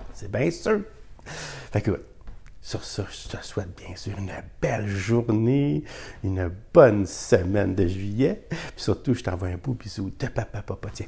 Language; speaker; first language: French; native; French